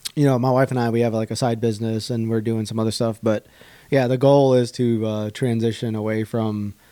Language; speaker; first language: English; native; English